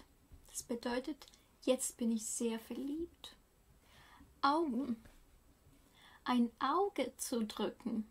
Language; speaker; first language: German; non-native, fluent; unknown